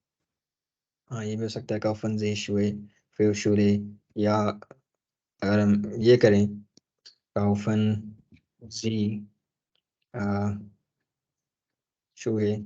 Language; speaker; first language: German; non-native, fluent; Urdu